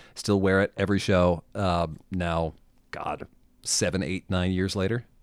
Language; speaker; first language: English; native; English